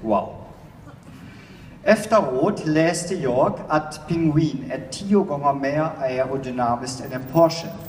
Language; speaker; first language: Swedish; non-native, fluent; German